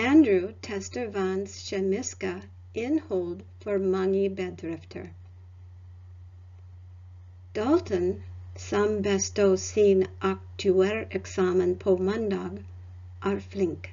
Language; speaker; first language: Norwegian; non-native, learner; English